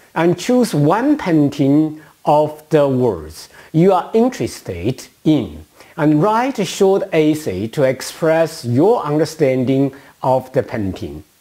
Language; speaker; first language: English; non-native, fluent; Chinese